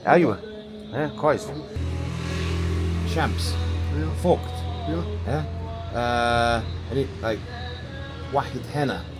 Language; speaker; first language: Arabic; non-native, learner; English